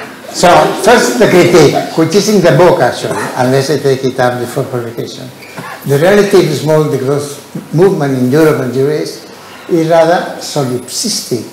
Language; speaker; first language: English; non-native, fluent; Catalan